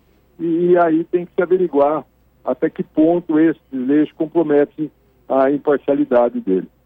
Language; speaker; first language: Portuguese; native; Portuguese